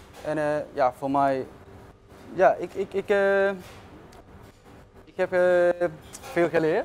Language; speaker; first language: Dutch; non-native, learner; Spanish